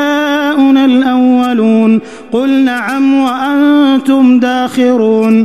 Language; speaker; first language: Arabic; native; Arabic